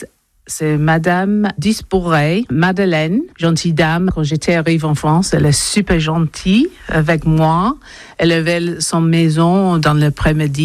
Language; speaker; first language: French; non-native, learner; English